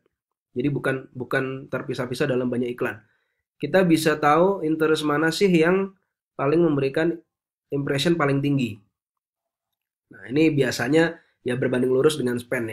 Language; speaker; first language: Indonesian; native; Indonesian